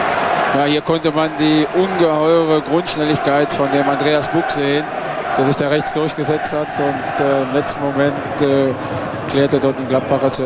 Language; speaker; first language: German; native; German